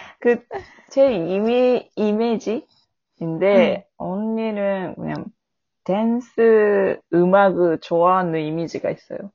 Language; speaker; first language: Korean; non-native, learner; Japanese